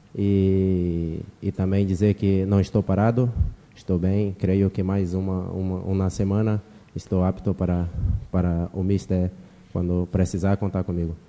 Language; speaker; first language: Portuguese; native; Portuguese